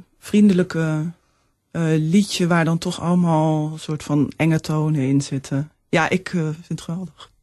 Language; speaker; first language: Dutch; early bilingual, other home language; Danish